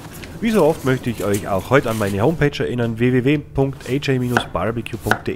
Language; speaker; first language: German; native; German